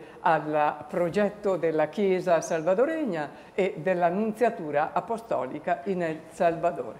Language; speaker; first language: Italian; native; Italian